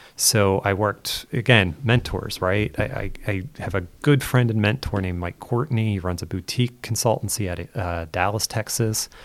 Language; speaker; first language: English; native; English